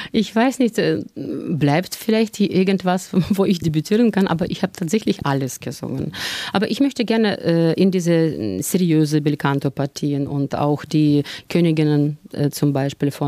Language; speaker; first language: German; non-native, fluent; Russian